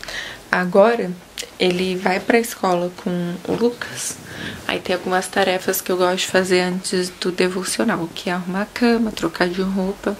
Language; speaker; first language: Portuguese; native; Portuguese